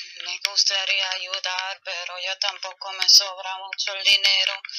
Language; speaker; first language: Spanish; non-native, fluent; German